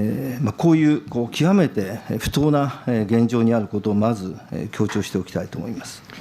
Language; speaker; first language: Japanese; native; Japanese